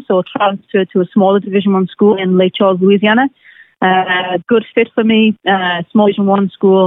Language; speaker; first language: English; native; English